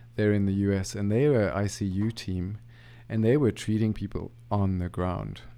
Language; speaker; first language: English; native; English